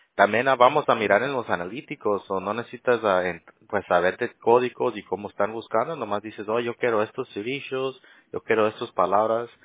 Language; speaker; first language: Spanish; early bilingual, heritage; Spanish